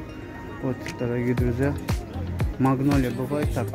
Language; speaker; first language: Russian; non-native, learner; Azerbaijani